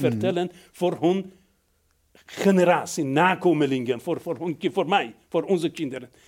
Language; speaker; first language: Dutch; non-native, fluent; Persian